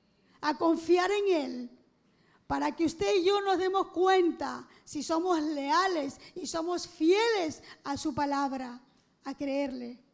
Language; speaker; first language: Spanish; native; Spanish